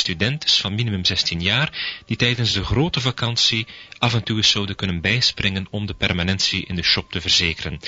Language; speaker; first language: Dutch; native; Dutch